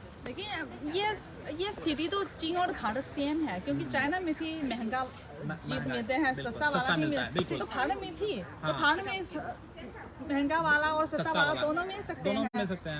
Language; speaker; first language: Hindi; non-native, fluent; Chinese